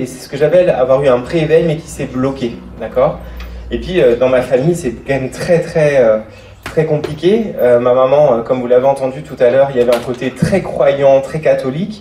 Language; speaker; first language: French; native; French